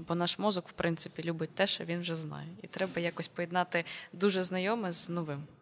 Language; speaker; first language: Ukrainian; native; Ukrainian